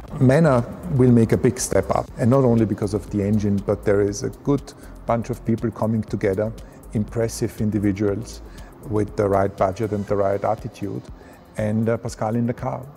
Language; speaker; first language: English; non-native, fluent; German